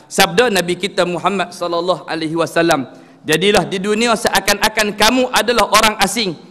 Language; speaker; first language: Malay; native; Malay